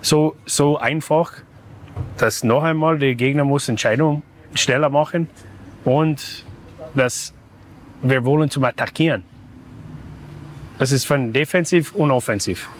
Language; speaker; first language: German; non-native, learner; English